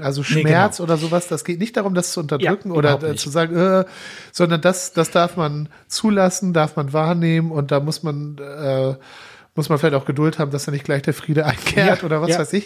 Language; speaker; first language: German; native; German